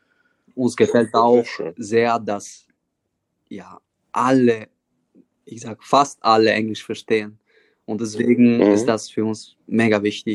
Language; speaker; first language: German; non-native, fluent; Italian